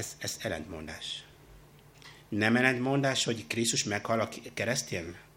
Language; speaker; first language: Hungarian; non-native, fluent; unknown